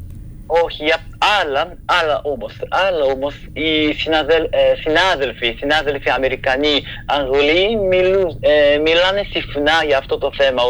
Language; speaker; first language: Greek; non-native, fluent; Japanese